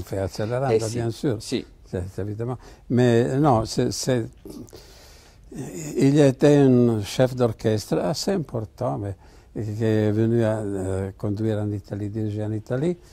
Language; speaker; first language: French; non-native, fluent; Italian